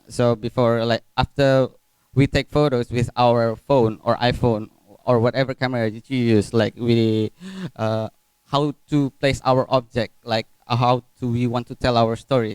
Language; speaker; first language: English; non-native, fluent; Indonesian